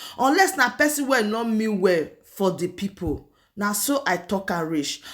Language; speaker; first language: Nigerian Pidgin; non-native, local second language; Igbo